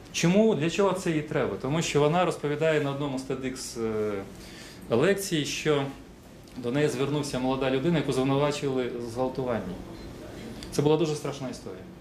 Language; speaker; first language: Ukrainian; non-native, local second language; Russian